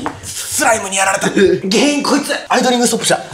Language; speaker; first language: Japanese; native; Japanese